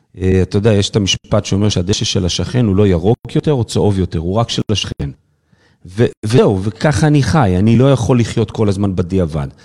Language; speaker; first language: Hebrew; native; Hebrew